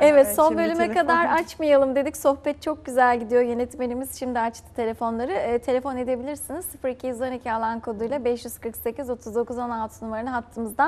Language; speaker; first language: Turkish; native; Turkish